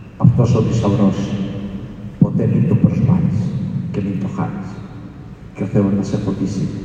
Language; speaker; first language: Greek; non-native, fluent; Spanish